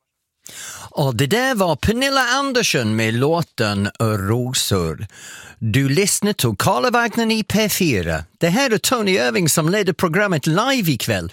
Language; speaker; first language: Swedish; non-native, fluent; English